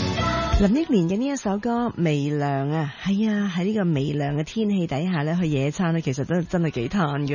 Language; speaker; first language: Cantonese; native; Cantonese